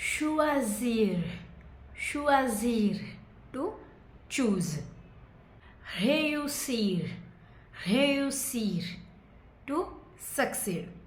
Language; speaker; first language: English; non-native, fluent; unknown